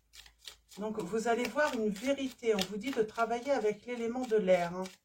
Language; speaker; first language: French; native; French